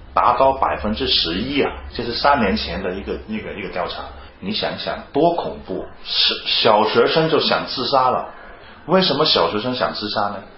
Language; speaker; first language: Chinese; non-native, fluent; Cantonese